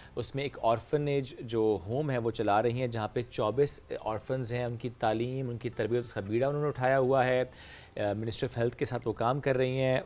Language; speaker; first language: Urdu; native; Urdu